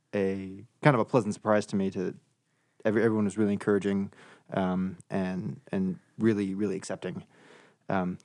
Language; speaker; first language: English; native; English